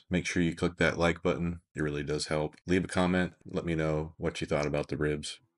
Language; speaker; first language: English; native; English